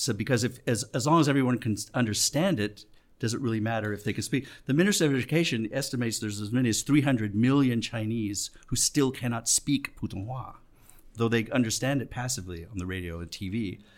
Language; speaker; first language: English; native; English